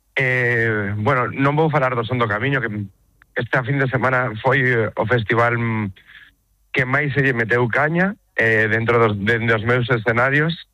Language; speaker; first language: Galician; non-native, local second language; Spanish